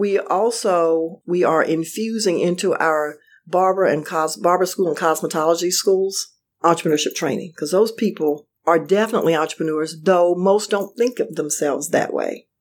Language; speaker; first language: English; native; English